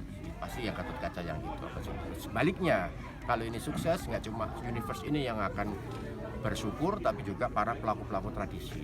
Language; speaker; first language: Indonesian; native; Indonesian